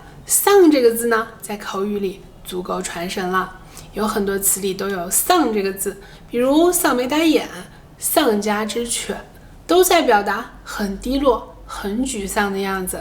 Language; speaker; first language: Chinese; native; Chinese